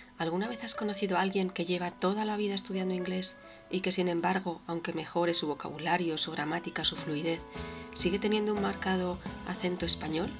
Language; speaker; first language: Spanish; native; Spanish